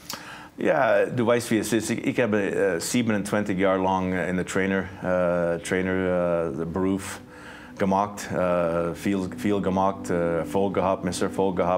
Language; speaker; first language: German; non-native, fluent; English